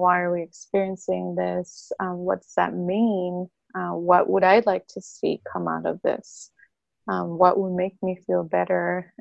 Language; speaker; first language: English; non-native, fluent; Spanish